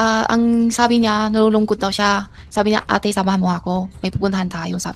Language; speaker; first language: Filipino; non-native, learner; Chinese